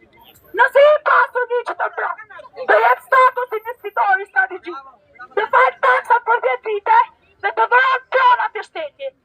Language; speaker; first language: Albanian; native; Albanian